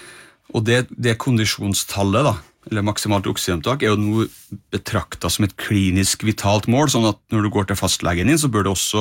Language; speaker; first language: Norwegian; native; Norwegian